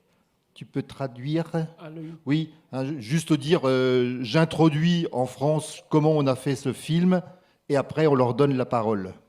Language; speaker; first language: French; native; French